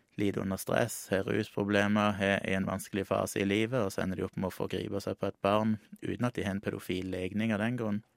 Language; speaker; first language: Norwegian; native; Norwegian